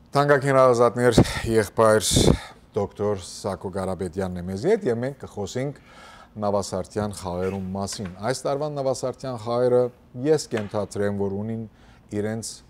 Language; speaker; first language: Armenian; early bilingual, heritage; Armenian